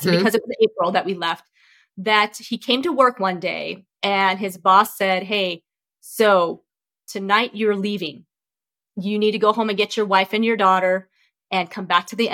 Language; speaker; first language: English; early bilingual, other home language; Vietnamese